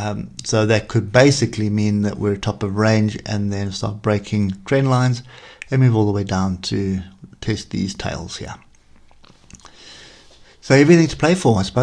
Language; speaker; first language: English; native; English